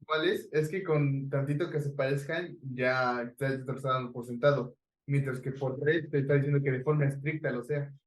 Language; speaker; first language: Spanish; native; Spanish